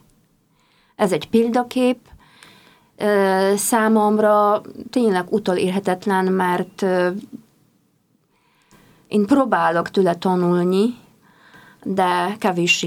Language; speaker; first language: Hungarian; non-native, fluent; Polish